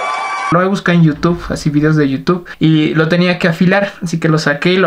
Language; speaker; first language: Spanish; native; Spanish